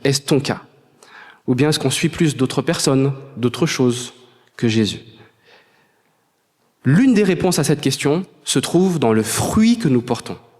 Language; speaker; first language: French; native; French